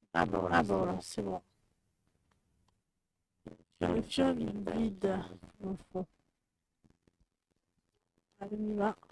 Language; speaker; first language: French; native; French